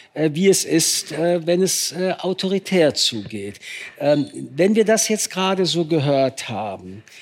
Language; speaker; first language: German; early bilingual, other home language; Polish